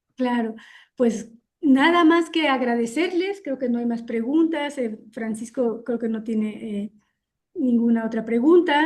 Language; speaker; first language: Spanish; native; Spanish